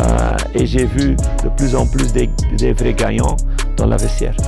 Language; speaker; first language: French; non-native, local second language; Dutch